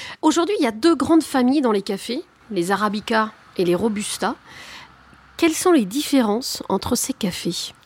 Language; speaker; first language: French; native; French